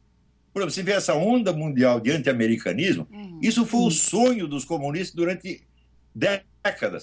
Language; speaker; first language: Portuguese; native; Portuguese